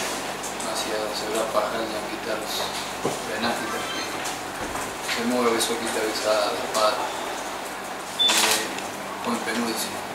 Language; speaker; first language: Indonesian; non-native, fluent; Spanish